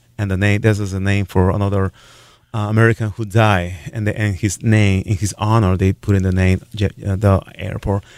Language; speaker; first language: English; non-native, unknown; Spanish